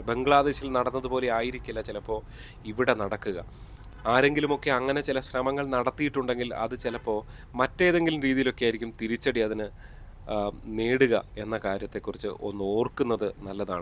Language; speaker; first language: Malayalam; native; Malayalam